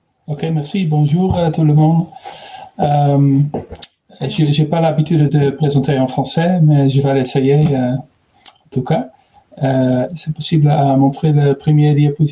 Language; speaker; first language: French; non-native, learner; Dutch